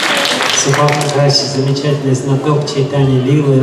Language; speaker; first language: Russian; native; Russian